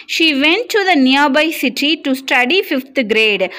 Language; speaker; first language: English; non-native, local second language; Tamil